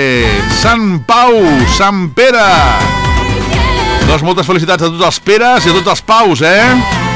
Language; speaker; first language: Catalan; native; Catalan